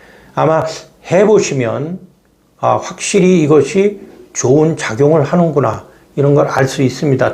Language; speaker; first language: Korean; native; Korean